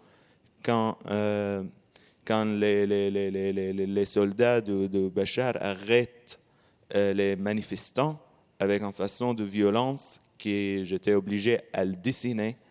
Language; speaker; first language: French; non-native, learner; Arabic